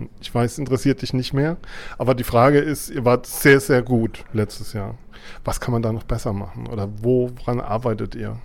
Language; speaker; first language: German; native; German